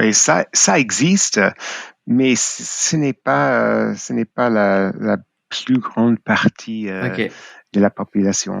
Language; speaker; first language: French; non-native, fluent; English